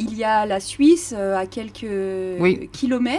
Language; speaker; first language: French; native; French